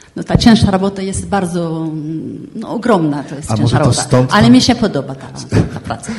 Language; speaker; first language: Polish; non-native, fluent; French